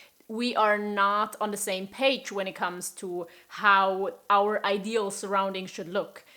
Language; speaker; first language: English; non-native, fluent; German